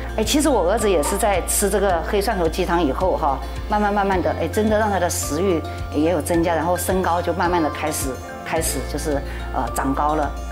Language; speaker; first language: Chinese; native; Chinese